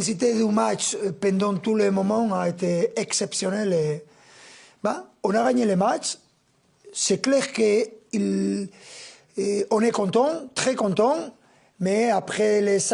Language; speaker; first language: French; non-native, fluent; Spanish